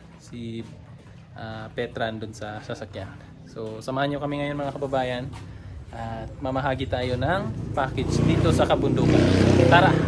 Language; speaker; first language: Filipino; non-native, local second language; Cebuano